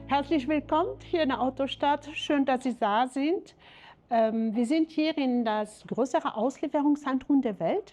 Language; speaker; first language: German; non-native, fluent; French